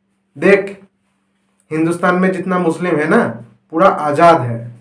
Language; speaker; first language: Hindi; non-native, local second language; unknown